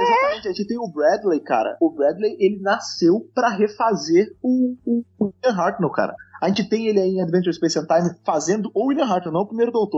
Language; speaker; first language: Portuguese; native; Portuguese